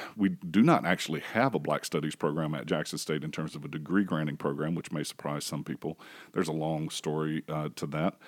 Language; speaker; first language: English; native; English